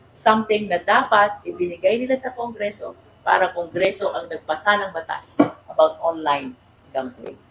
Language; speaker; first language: Filipino; native; Filipino